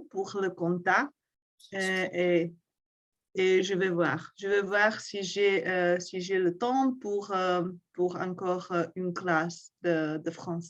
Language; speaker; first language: French; non-native, learner; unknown